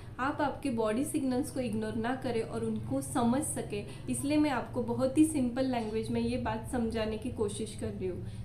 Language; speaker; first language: Hindi; non-native, local second language; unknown